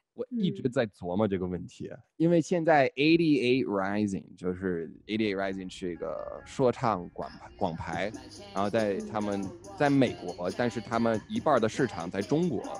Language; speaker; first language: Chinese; non-native, fluent; English